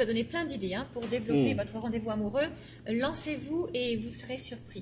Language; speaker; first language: French; native; French